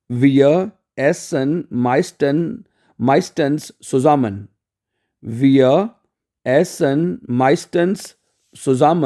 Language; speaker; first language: German; non-native, fluent; Urdu